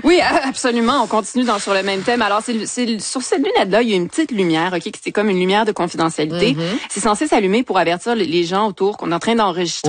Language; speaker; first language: French; native; French